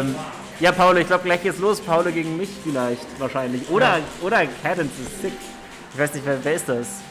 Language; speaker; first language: German; native; German